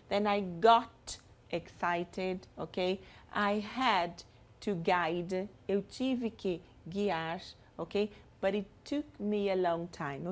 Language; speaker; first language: English; non-native, fluent; Portuguese